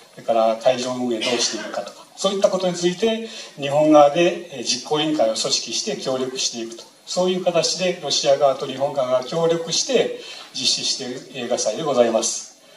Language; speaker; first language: Japanese; native; Japanese